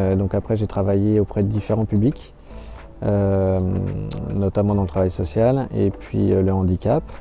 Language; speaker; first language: French; native; French